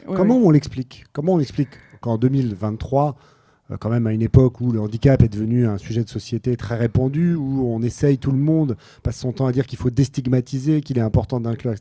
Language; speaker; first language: French; native; French